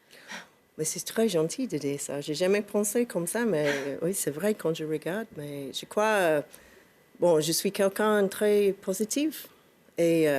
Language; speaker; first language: French; non-native, fluent; English